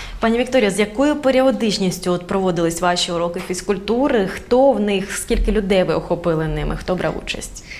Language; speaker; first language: Ukrainian; native; Ukrainian